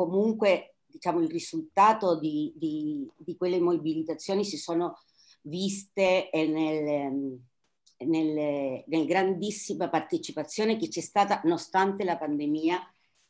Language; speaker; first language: Italian; non-native, fluent; Spanish